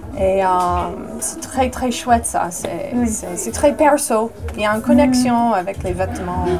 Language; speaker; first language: French; non-native, fluent; English